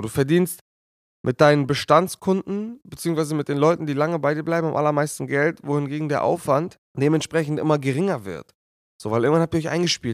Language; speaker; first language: German; native; German